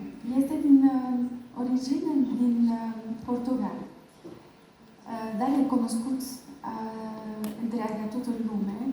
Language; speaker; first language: Romanian; non-native, learner; French